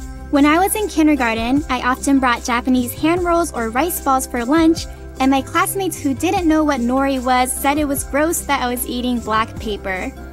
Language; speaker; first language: English; early bilingual, other home language; Japanese